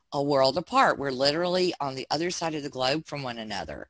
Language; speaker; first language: English; native; English